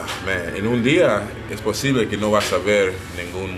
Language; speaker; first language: Spanish; non-native, learner; English